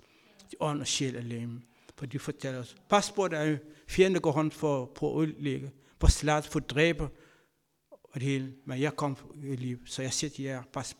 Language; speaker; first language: Danish; non-native, fluent; Kabuverdianu